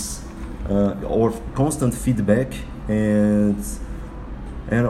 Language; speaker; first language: English; non-native, learner; Portuguese